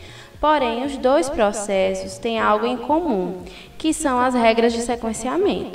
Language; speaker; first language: Portuguese; native; Portuguese